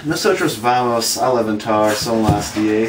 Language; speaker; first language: Spanish; non-native, learner; English